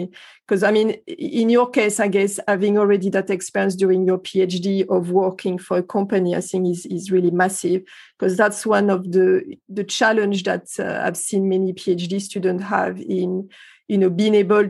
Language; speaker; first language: English; non-native, fluent; French